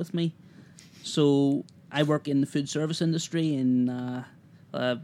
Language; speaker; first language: English; native; English